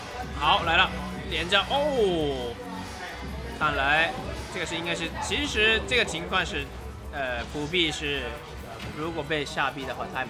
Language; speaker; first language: Chinese; non-native, fluent; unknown